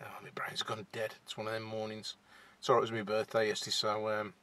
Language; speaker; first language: English; native; English